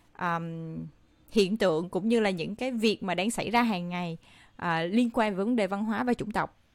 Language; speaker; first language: Vietnamese; native; Vietnamese